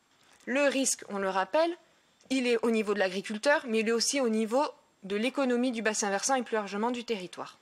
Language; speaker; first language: French; native; French